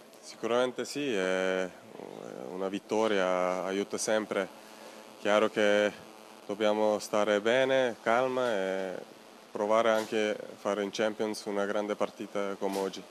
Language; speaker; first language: Italian; non-native, fluent; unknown